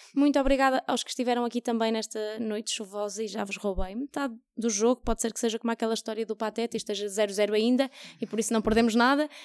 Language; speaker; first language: Portuguese; native; Portuguese